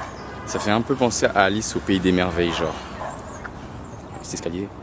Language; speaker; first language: French; native; French